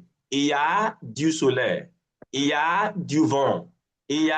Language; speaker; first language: French; non-native, fluent; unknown